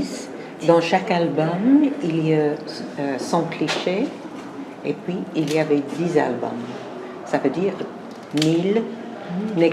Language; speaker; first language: French; non-native, fluent; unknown